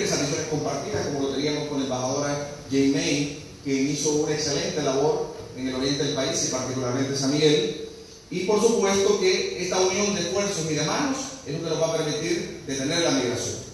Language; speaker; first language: Spanish; native; Spanish